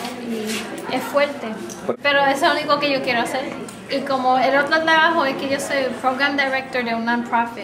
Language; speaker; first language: Spanish; early bilingual, heritage; Spanish